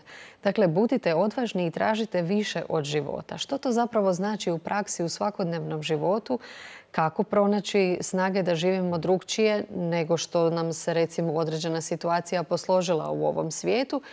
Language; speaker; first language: Croatian; native; Croatian